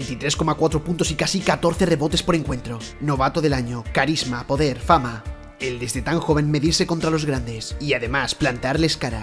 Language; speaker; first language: Spanish; native; Spanish